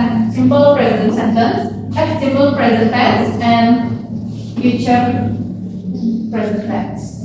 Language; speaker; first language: English; non-native, fluent; Indonesian